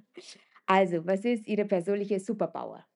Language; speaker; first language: German; non-native, fluent; Italian